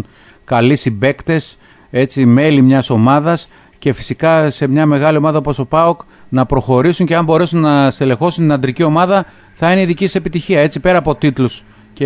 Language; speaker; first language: Greek; native; Greek